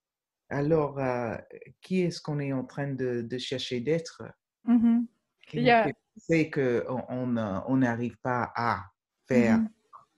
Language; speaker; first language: French; non-native, fluent; English